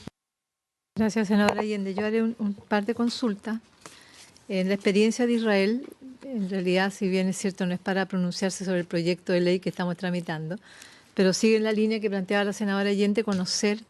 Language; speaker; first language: Spanish; native; Spanish